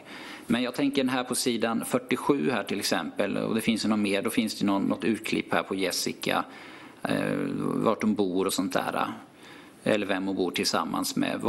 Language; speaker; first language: Swedish; native; Swedish